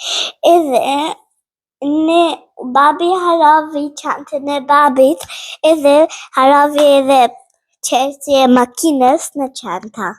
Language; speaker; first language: Albanian; early bilingual, heritage; Albanian